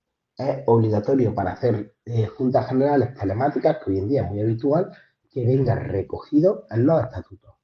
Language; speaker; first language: Spanish; native; Spanish